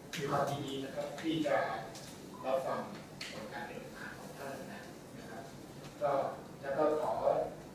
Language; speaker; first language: Thai; native; Thai